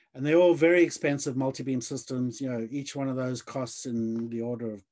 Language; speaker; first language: English; native; English